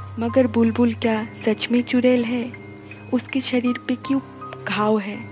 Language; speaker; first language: Hindi; non-native, local second language; Bangla